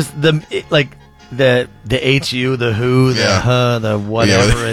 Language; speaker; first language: English; native; English